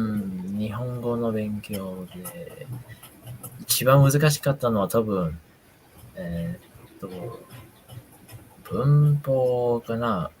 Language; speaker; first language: Japanese; non-native, fluent; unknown